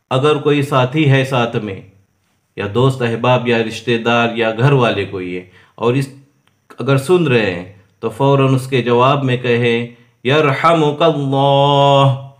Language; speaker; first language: Urdu; non-native, local second language; Punjabi